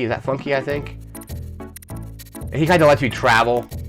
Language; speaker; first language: English; native; English